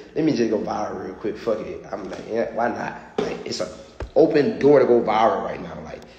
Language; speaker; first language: English; native; English